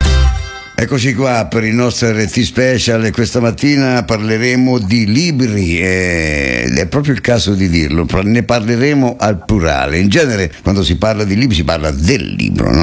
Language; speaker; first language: Italian; native; Italian